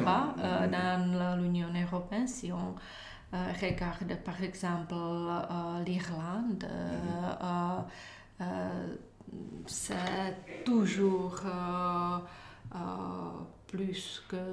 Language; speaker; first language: French; non-native, learner; Czech